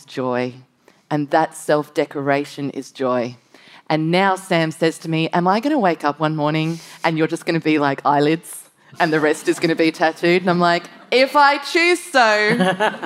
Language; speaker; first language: English; native; English